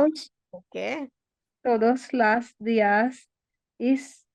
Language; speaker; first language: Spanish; non-native, learner; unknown